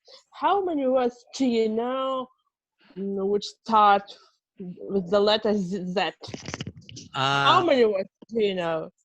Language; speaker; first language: English; non-native, fluent; Russian